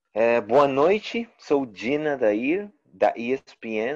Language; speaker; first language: Portuguese; non-native, learner; Spanish